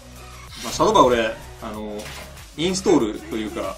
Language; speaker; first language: Japanese; native; Japanese